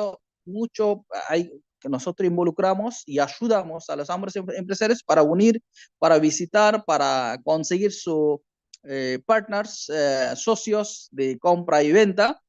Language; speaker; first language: Spanish; non-native, learner; Bangla